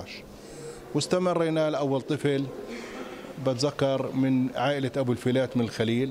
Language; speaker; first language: Arabic; native; Arabic